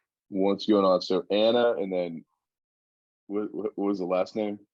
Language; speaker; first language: English; native; English